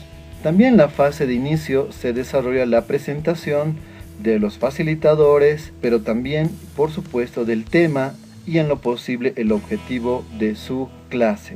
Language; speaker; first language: Spanish; native; Spanish